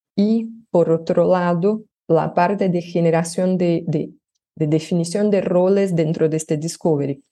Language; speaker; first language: Spanish; non-native, fluent; Portuguese